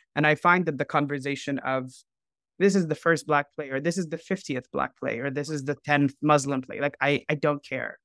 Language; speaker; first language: English; non-native, fluent; Arabic